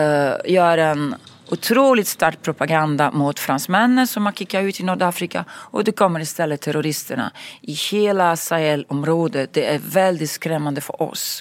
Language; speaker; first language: Swedish; non-native, fluent; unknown